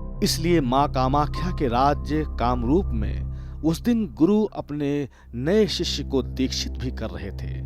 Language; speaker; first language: Hindi; native; Hindi